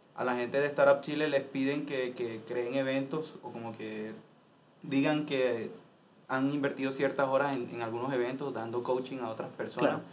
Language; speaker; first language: Spanish; native; Spanish